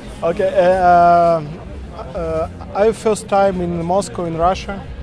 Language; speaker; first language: English; non-native, learner; Russian